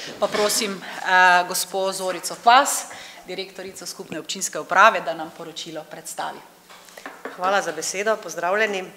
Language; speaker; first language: Slovenian; native; Slovenian